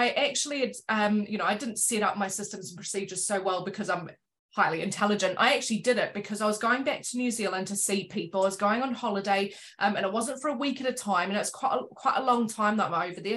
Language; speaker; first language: English; native; English